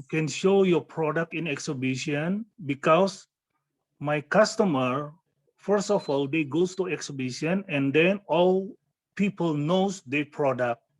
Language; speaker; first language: English; non-native, fluent; Indonesian